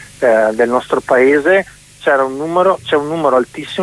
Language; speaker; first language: Italian; native; Italian